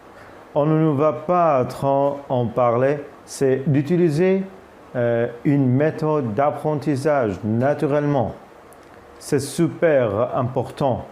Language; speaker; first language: French; non-native, fluent; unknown